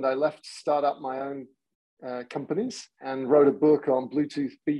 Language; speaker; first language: English; native; English